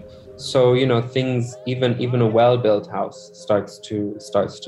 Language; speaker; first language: English; non-native, local second language; Urdu